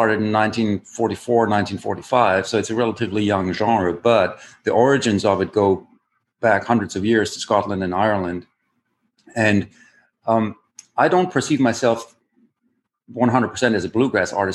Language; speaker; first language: English; non-native, fluent; German